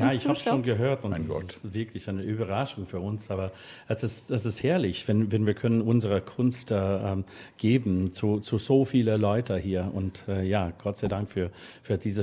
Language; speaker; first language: German; non-native, learner; English